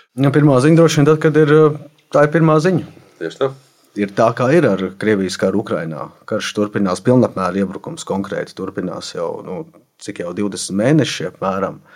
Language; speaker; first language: Latvian; native; Latvian